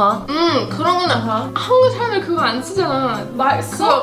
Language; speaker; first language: Korean; early bilingual, heritage; English